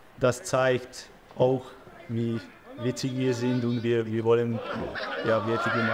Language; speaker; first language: German; non-native, learner; Hungarian